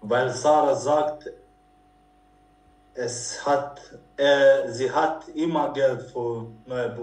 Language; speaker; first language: German; non-native, learner; Croatian